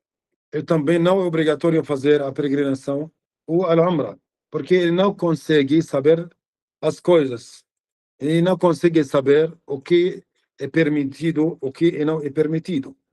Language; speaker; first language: Portuguese; non-native, fluent; Arabic